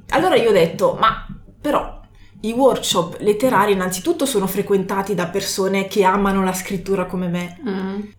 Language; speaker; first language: Italian; native; Italian